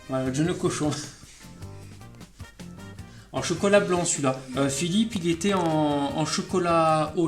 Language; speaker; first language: French; native; French